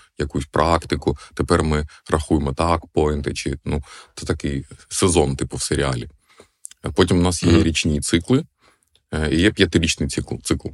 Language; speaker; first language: Ukrainian; non-native, local second language; Russian